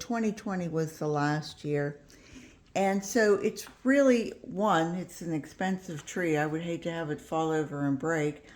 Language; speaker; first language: English; native; English